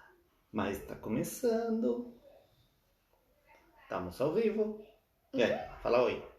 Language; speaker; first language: Portuguese; non-native, fluent; Spanish